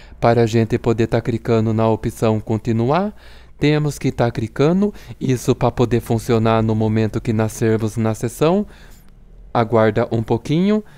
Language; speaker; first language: Portuguese; native; Portuguese